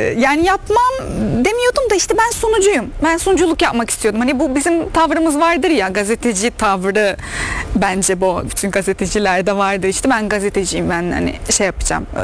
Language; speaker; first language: Turkish; non-native, fluent; Arabic